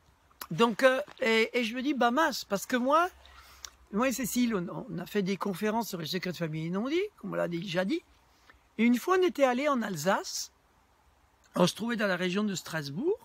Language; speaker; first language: French; native; French